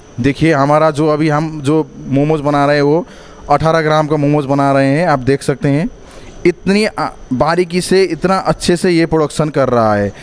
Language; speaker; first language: Hindi; non-native, fluent; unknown